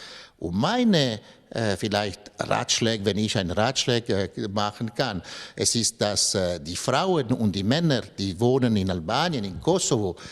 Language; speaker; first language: German; non-native, local second language; French